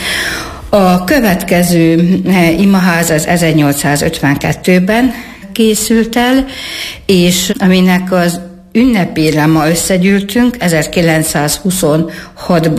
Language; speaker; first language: Hungarian; native; Hungarian